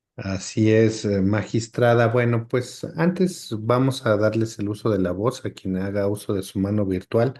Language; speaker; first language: Spanish; native; Spanish